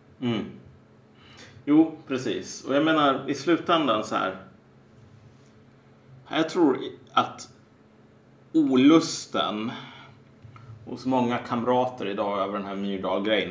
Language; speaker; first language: Swedish; native; Swedish